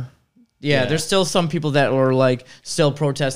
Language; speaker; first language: English; native; English